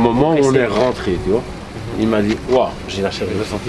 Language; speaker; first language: French; native; French